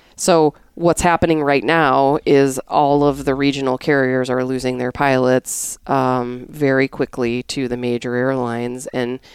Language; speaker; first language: English; native; English